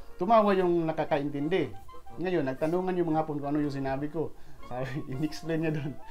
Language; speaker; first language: Filipino; non-native, local second language; Cebuano